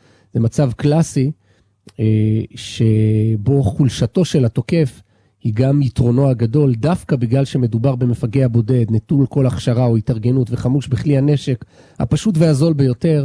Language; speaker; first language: Hebrew; native; Hebrew